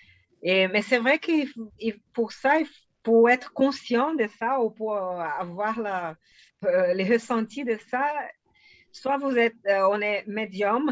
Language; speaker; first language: French; non-native, fluent; Portuguese